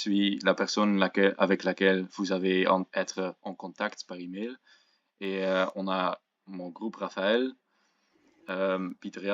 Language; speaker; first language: French; non-native, local second language; Dutch